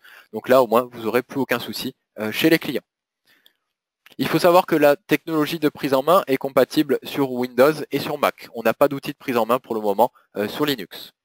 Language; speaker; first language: French; native; French